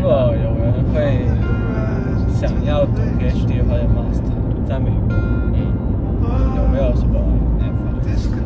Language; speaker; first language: Chinese; non-native, fluent; Cantonese